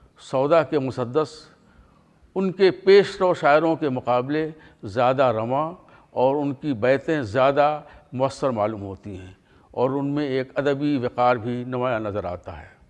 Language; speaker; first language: Urdu; native; Urdu